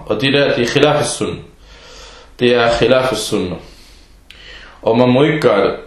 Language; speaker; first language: Danish; early bilingual, other home language; Arabic